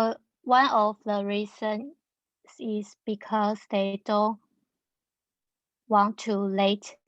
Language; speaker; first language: English; non-native, learner; Chinese